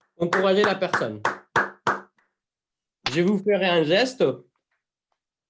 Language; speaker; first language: French; non-native, fluent; Spanish